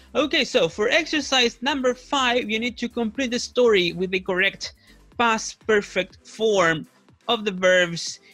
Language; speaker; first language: English; non-native, fluent; Spanish